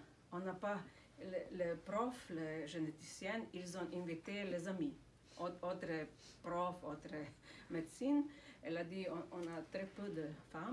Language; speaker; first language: French; non-native, fluent; Slovenian